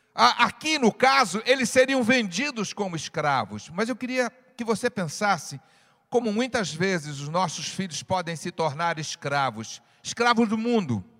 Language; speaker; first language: Portuguese; native; Portuguese